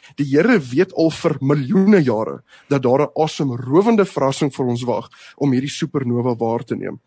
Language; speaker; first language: Afrikaans; native; Afrikaans